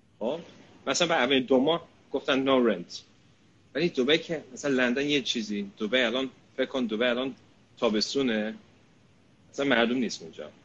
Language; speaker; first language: Persian; early bilingual, heritage; Persian